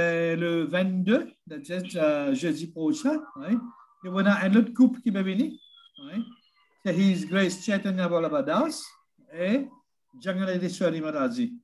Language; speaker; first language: French; non-native, learner; Morisyen